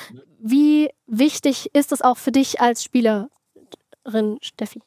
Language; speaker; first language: German; native; German